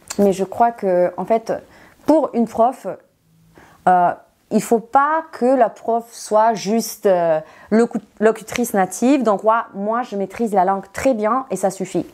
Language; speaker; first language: French; non-native, fluent; Serbian